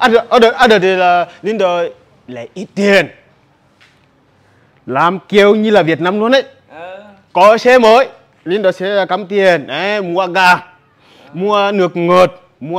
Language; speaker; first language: Vietnamese; non-native, learner; Portuguese